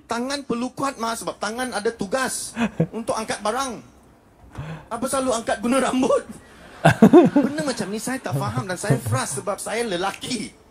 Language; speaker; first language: Malay; non-native, local second language; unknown